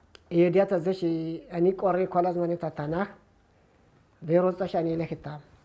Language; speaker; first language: Hebrew; non-native, fluent; Amharic